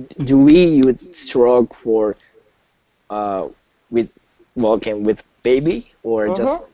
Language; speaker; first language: English; non-native, learner; Japanese